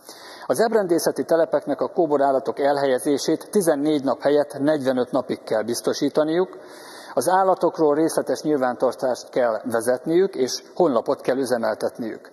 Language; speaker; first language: Hungarian; native; Hungarian